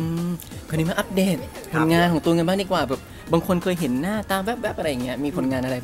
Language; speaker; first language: Thai; native; Thai